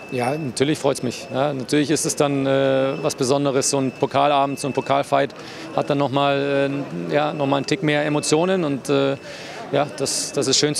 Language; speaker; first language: German; native; German